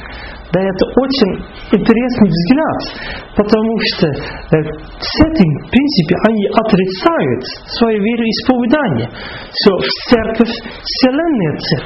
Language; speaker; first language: Russian; non-native, fluent; Dutch